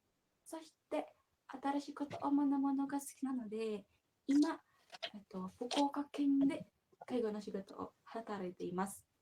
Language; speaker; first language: Japanese; non-native, learner; Indonesian